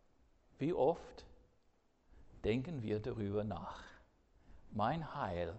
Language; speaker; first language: German; non-native, fluent; English